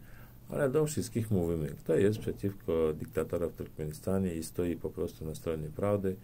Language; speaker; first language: Polish; non-native, learner; Turkmen